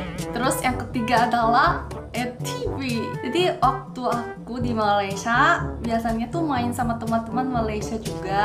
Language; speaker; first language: Indonesian; non-native, fluent; Korean